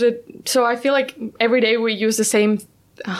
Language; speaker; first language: English; non-native, fluent; Spanish